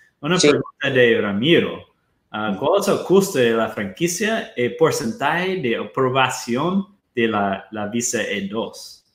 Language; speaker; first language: Spanish; non-native, fluent; Portuguese